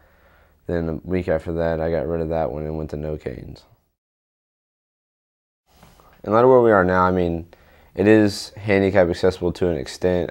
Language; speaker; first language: English; native; English